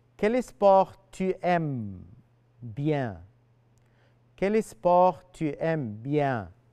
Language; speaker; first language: French; non-native, fluent; Arabic